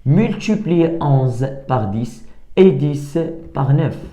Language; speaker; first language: French; non-native, local second language; Arabic